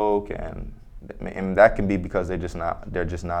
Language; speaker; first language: English; native; English